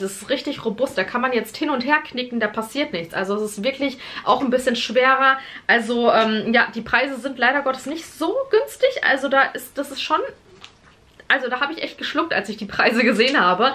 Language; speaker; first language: German; native; German